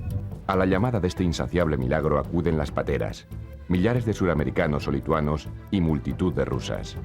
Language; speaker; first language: Spanish; native; Spanish